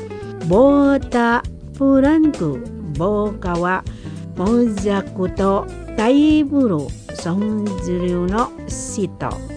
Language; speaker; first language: Japanese; non-native, fluent; Indonesian